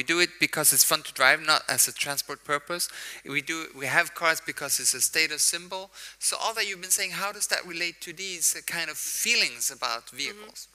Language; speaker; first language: English; non-native, fluent; Swedish